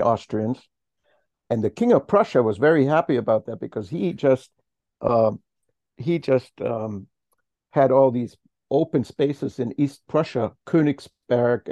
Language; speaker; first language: English; non-native, fluent; German